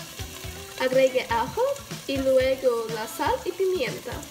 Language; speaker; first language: Spanish; non-native, learner; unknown